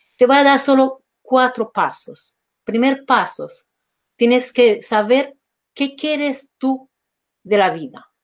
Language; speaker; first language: Spanish; non-native, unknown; Romanian